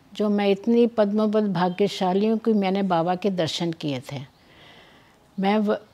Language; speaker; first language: Hindi; native; Hindi